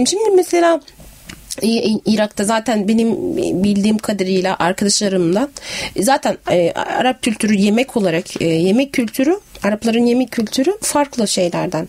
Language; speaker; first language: Turkish; non-native, fluent; Arabic